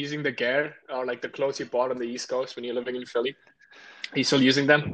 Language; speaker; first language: English; non-native, local second language; Hindi